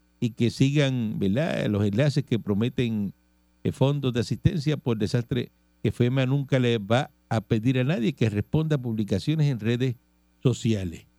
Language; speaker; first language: Spanish; native; Spanish